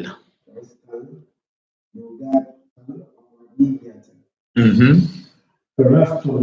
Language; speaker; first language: Arabic; non-native, learner; English